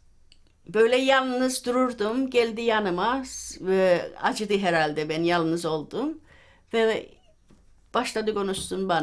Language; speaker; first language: Turkish; early bilingual, heritage; Turkish